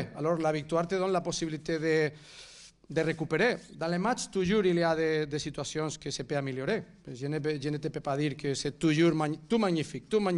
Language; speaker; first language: French; non-native, fluent; Catalan